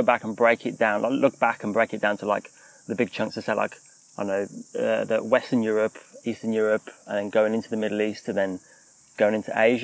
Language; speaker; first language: English; native; English